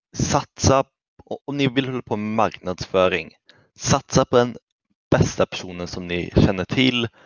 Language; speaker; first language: Swedish; native; Swedish